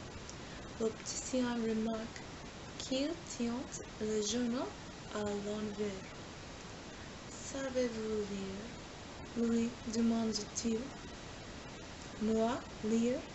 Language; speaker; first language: French; non-native, learner; English